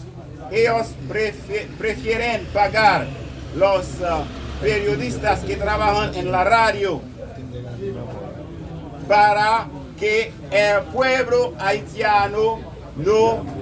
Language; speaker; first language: Spanish; non-native, learner; Haitian Creole